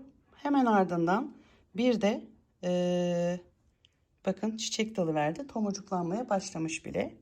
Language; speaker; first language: Turkish; native; Turkish